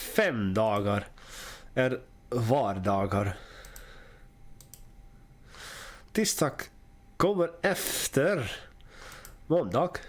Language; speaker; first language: Swedish; non-native, learner; English